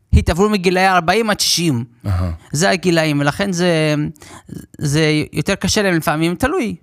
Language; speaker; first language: Hebrew; early bilingual, other home language; English